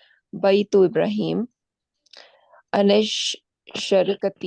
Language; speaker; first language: Arabic; non-native, learner; Urdu